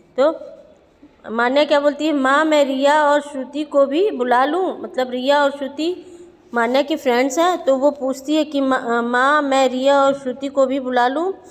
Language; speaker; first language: Hindi; native; Hindi